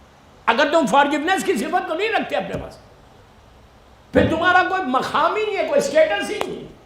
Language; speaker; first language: Urdu; native; Urdu